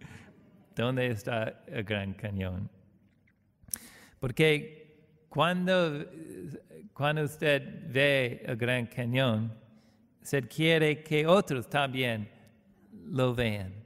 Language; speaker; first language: Spanish; non-native, learner; English